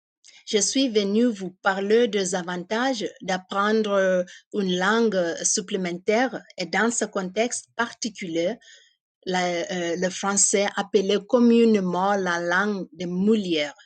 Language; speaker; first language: French; non-native, fluent; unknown